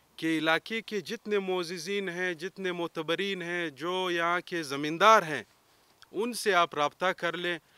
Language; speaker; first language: Urdu; non-native, local second language; Pashto